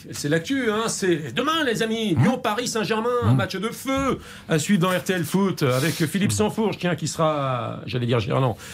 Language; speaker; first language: French; native; French